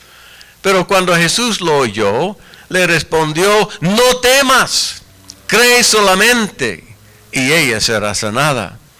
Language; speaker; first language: Spanish; non-native, fluent; English